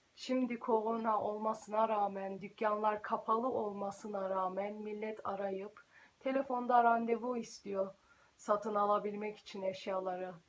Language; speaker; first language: Turkish; early bilingual, heritage; Turkish